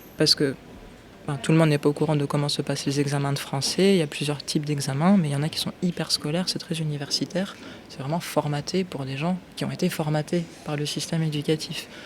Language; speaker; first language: French; native; French